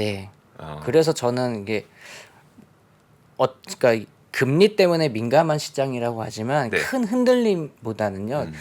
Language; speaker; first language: Korean; native; Korean